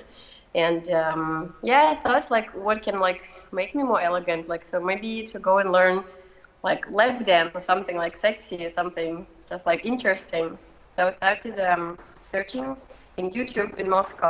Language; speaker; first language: English; non-native, fluent; Russian